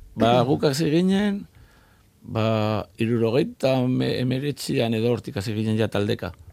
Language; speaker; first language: Basque; non-native, local second language; Spanish